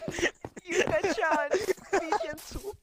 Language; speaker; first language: English; native; English